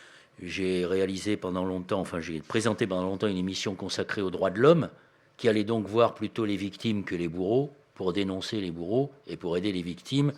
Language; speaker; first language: French; native; French